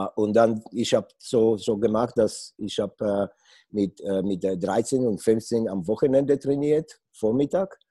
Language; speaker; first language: German; non-native, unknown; Polish